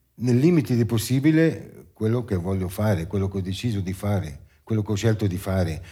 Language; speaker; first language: Italian; native; Italian